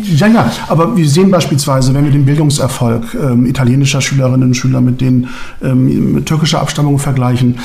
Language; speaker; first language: German; non-native, local second language; Turkish